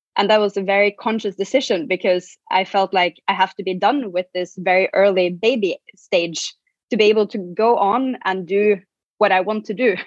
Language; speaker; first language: English; non-native, fluent; Norwegian